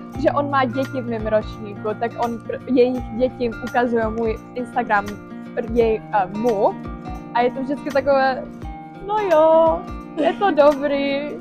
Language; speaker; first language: Czech; early bilingual, heritage; Czech